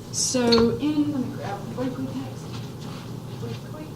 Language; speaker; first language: English; native; English